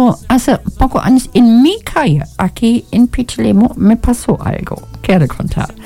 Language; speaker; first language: Spanish; non-native, learner; German